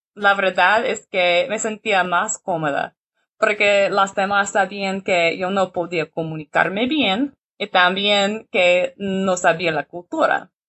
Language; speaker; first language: Spanish; non-native, learner; English